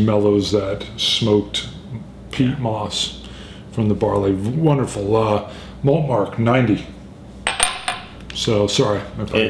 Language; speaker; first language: English; native; English